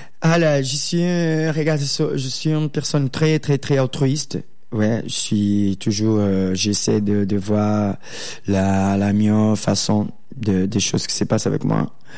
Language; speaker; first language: French; non-native, learner; Portuguese